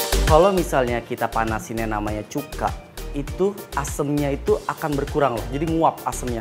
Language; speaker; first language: Indonesian; native; Indonesian